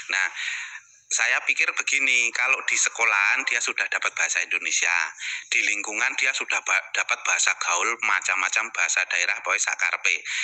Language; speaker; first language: Indonesian; non-native, local second language; Javanese